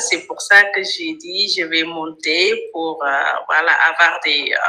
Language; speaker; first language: French; non-native, local second language; Wolof